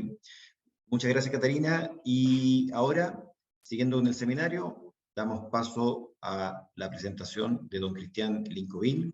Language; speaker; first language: Spanish; native; Spanish